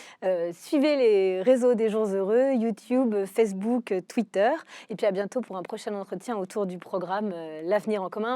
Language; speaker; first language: French; native; French